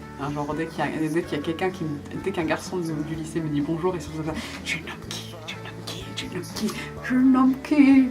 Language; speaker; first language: French; native; French